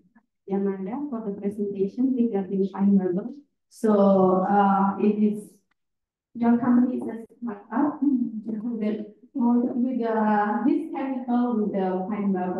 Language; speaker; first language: English; non-native, fluent; Indonesian